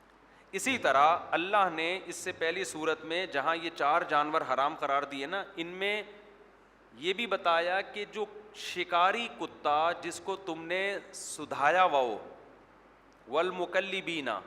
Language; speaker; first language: Urdu; native; Urdu